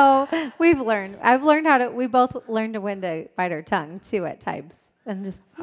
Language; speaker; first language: English; native; English